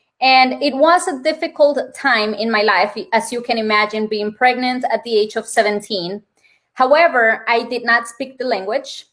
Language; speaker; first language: English; non-native, fluent; Spanish